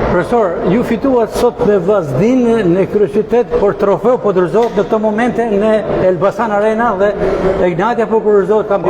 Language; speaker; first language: Albanian; native; Albanian